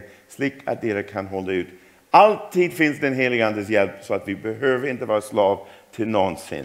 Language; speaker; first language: Swedish; non-native, fluent; English